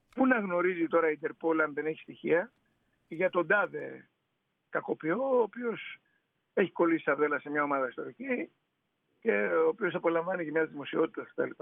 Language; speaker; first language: Greek; native; Greek